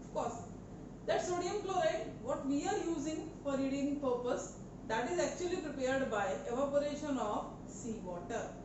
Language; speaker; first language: English; non-native, local second language; Hindi